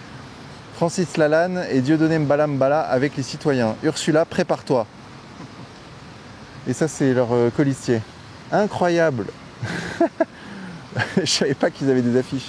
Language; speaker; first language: French; native; French